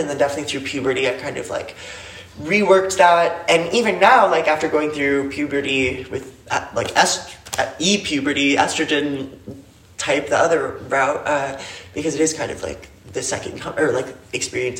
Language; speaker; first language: English; native; English